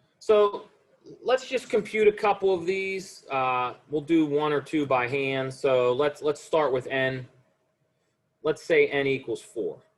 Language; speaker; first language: English; native; English